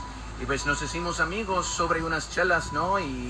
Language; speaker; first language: Spanish; non-native, fluent; English